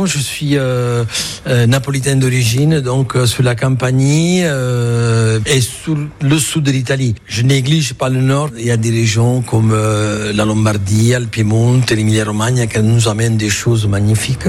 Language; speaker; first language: French; non-native, fluent; Italian